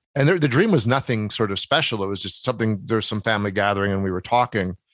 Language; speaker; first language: English; native; English